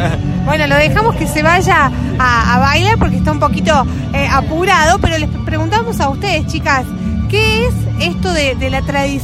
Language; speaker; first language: Spanish; native; Spanish